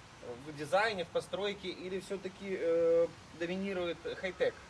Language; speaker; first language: Russian; native; Russian